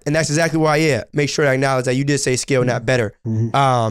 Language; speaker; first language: English; native; English